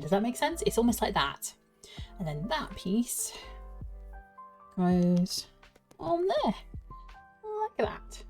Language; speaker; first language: English; native; English